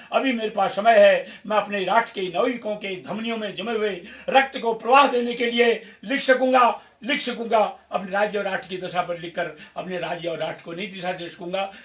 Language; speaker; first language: Hindi; native; Hindi